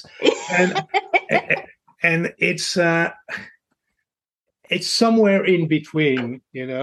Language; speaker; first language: English; non-native, fluent; French